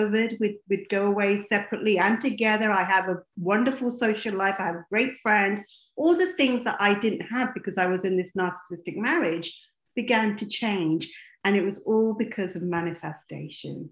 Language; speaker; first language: English; native; English